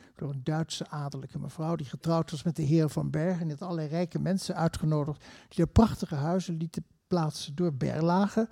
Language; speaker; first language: Dutch; native; Dutch